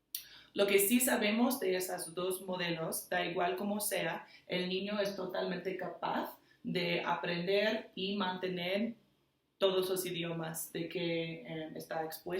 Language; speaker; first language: Spanish; non-native, fluent; English